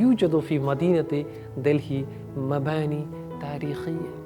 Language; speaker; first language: Arabic; non-native, fluent; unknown